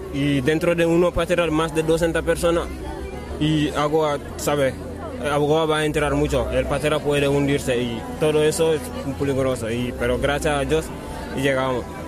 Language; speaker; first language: Spanish; non-native, learner; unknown